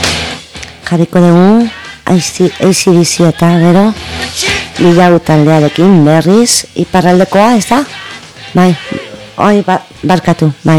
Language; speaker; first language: Basque; non-native, local second language; Spanish